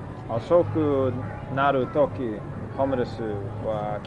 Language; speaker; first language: Japanese; non-native, learner; English